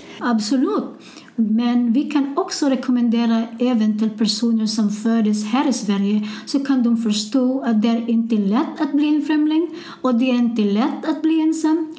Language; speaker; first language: Swedish; non-native, fluent; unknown